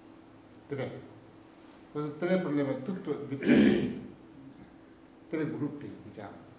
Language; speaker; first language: Italian; non-native, learner; Tibetan